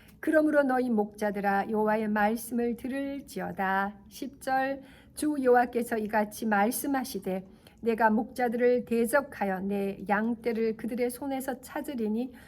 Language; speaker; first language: Korean; native; Korean